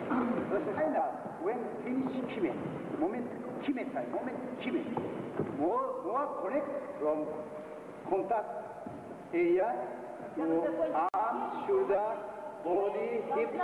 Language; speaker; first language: English; non-native, learner; Japanese